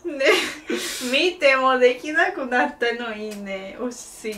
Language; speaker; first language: Japanese; non-native, fluent; Spanish